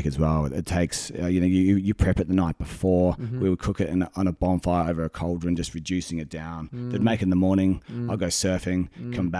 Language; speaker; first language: English; native; English